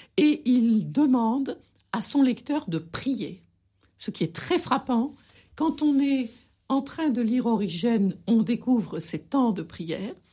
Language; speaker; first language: French; native; French